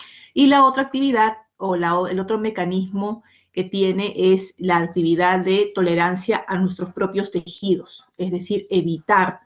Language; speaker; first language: Spanish; native; Spanish